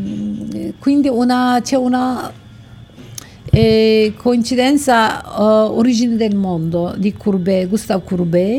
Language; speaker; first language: Italian; non-native, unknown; Turkish